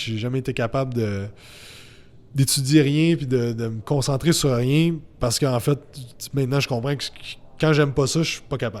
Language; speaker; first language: French; native; French